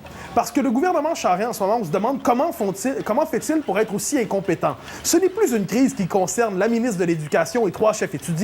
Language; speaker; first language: French; native; French